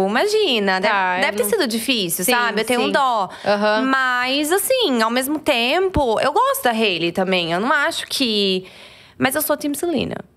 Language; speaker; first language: Portuguese; native; Portuguese